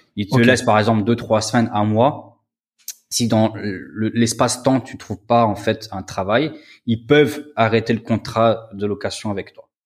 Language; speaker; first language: French; native; French